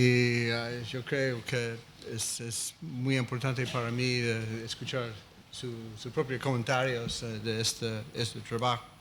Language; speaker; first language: Spanish; non-native, fluent; English